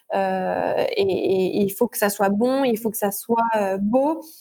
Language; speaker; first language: French; native; French